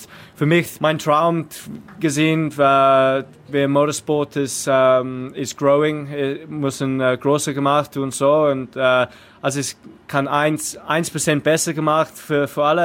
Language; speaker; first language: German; non-native, learner; English